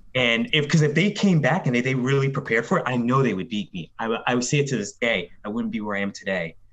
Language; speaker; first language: English; native; English